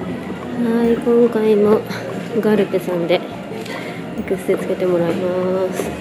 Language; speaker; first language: Japanese; native; Japanese